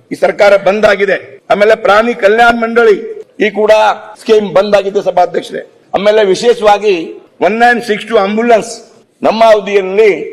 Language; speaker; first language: Kannada; non-native, local second language; Lambadi